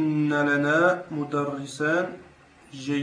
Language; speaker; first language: Arabic; non-native, learner; French